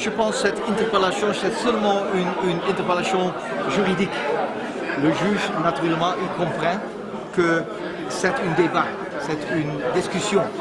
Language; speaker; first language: French; non-native, fluent; Dutch